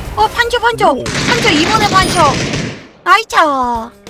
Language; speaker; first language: Korean; native; Korean